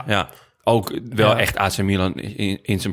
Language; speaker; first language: Dutch; native; Dutch